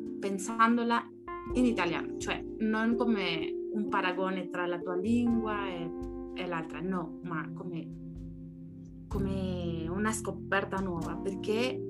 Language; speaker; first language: Italian; non-native, fluent; Spanish